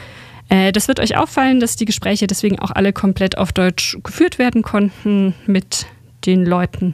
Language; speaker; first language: German; native; German